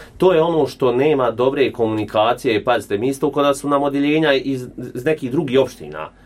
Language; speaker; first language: Croatian; native; Croatian